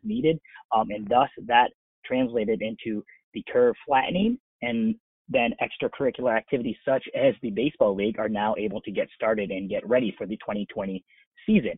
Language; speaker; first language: English; native; English